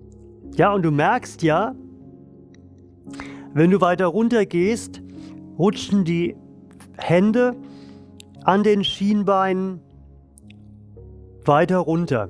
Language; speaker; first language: German; native; German